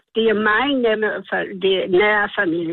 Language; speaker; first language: Danish; non-native, learner; Polish